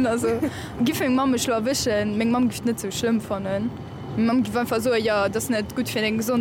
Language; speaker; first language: German; non-native, local second language; Luxembourgish